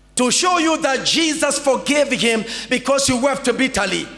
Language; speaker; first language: English; non-native, local second language; Swahili